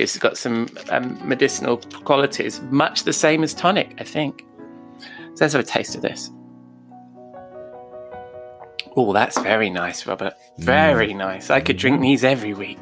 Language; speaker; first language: English; native; English